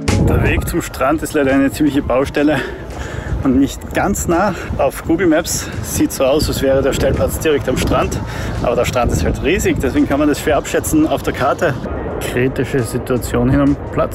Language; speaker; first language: German; native; German